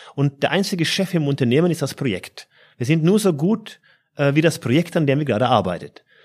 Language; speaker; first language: German; non-native, fluent; Norwegian